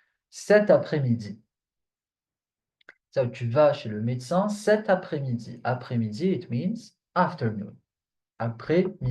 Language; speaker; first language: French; non-native, fluent; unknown